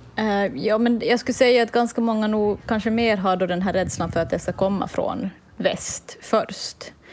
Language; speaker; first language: Swedish; native; Swedish